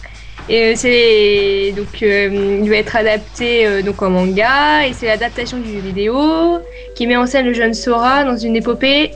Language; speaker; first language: French; native; French